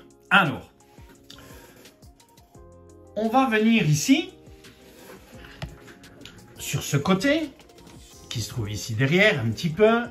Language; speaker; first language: French; native; French